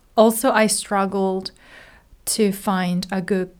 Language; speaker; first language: English; non-native, fluent; Japanese